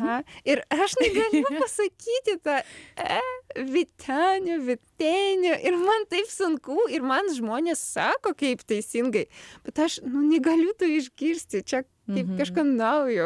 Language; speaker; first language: Lithuanian; non-native, learner; Ukrainian